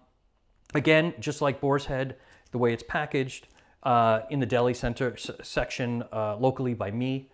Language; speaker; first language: English; native; English